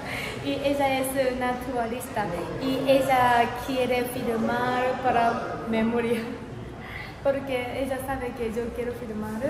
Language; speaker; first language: Spanish; non-native, learner; Japanese